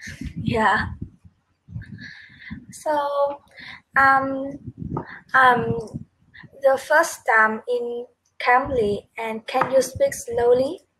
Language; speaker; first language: English; non-native, learner; Vietnamese